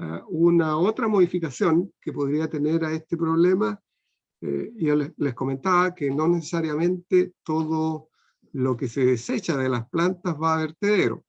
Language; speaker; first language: Spanish; non-native, fluent; Portuguese